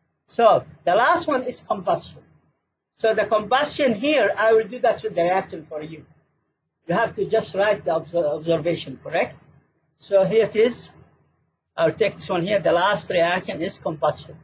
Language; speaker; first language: English; non-native, fluent; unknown